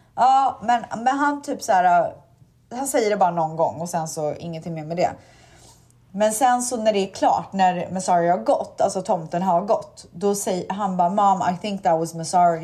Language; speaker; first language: Swedish; native; Swedish